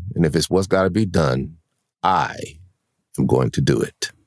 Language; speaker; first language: English; native; English